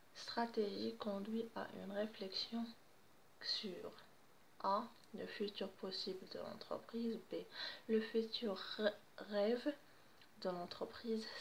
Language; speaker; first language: French; non-native, local second language; Arabic